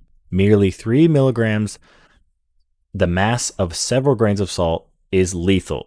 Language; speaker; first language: English; native; English